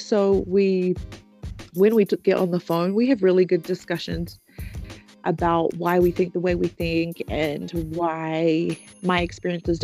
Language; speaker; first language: English; native; English